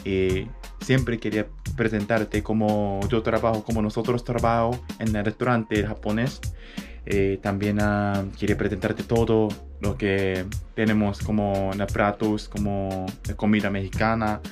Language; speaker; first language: Spanish; non-native, learner; Japanese